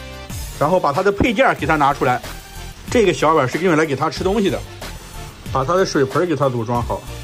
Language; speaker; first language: Chinese; native; Chinese